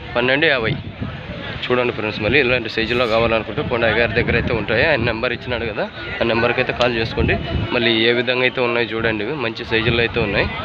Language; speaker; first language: Telugu; native; Telugu